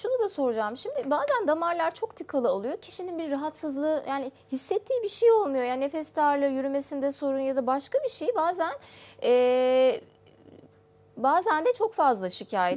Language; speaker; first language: Turkish; native; Turkish